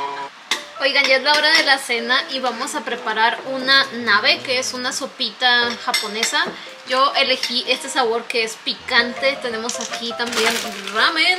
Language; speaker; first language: Spanish; native; Spanish